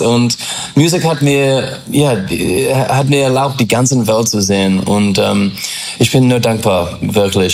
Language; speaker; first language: German; non-native, fluent; English